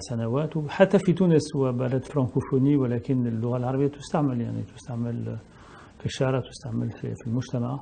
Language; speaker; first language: Arabic; non-native, fluent; French